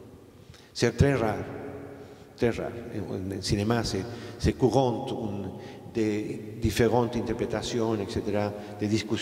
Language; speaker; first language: French; non-native, fluent; Spanish